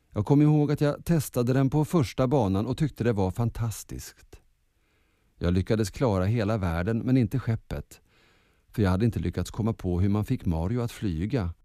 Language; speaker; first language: Swedish; early bilingual, other home language; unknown